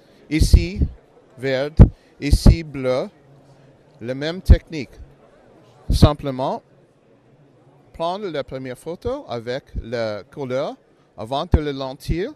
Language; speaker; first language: French; non-native, learner; English